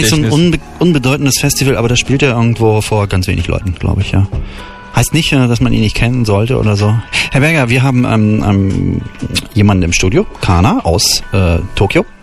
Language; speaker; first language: German; native; German